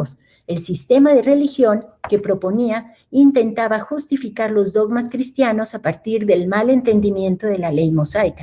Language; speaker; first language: Spanish; native; Spanish